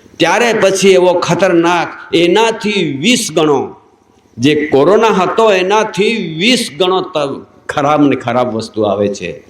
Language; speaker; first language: Gujarati; non-native, local second language; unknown